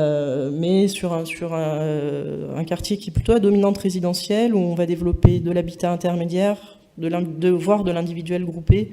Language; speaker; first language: French; native; French